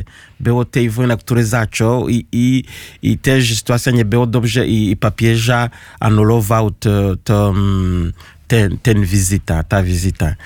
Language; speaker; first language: Polish; non-native, learner; Kinyarwanda